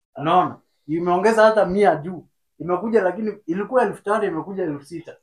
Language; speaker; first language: Swahili; native; Swahili